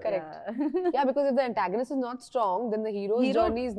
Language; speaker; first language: Telugu; non-native, learner; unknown